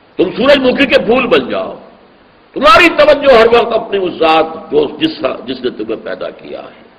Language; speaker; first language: Urdu; native; Urdu